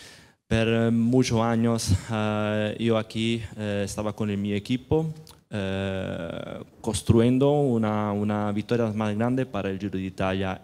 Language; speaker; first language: Spanish; non-native, fluent; Italian